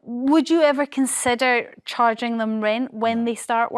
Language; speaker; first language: English; native; English